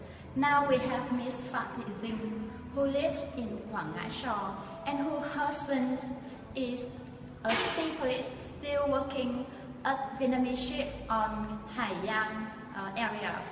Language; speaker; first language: English; non-native, learner; Vietnamese